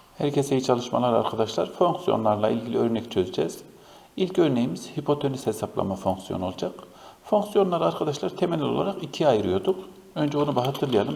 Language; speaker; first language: Turkish; native; Turkish